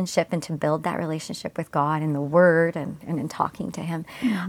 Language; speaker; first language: English; native; English